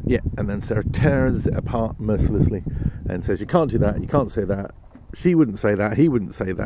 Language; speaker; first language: English; native; English